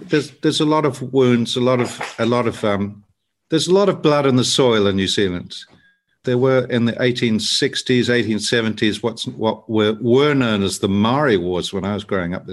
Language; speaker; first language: English; native; English